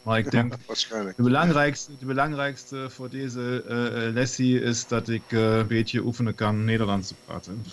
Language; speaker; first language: Dutch; non-native, learner; German